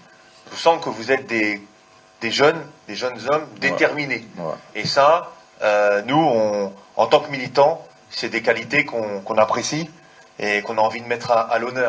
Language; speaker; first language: French; native; French